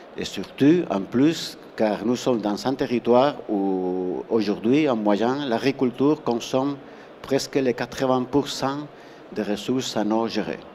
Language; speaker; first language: French; non-native, fluent; Spanish